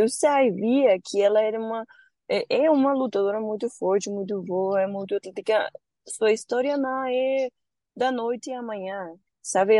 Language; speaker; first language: Portuguese; non-native, learner; Spanish